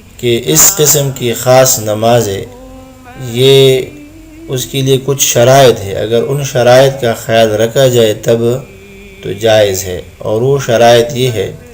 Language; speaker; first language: Urdu; non-native, local second language; Pashto